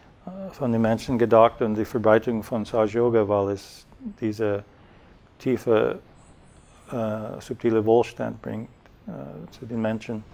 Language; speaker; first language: German; non-native, fluent; English